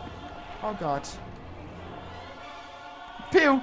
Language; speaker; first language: English; native; English